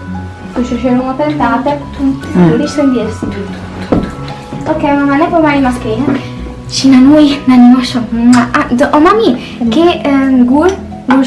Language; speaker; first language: Albanian; early bilingual, heritage; Albanian